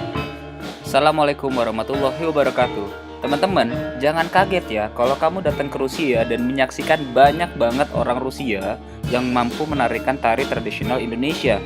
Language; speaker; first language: Indonesian; native; Indonesian